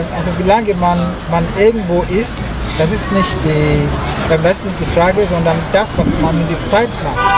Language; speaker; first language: German; non-native, fluent; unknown